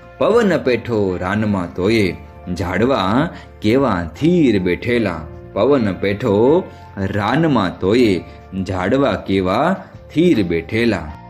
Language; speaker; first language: Gujarati; native; Gujarati